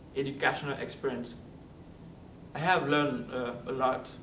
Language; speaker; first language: English; non-native, fluent; French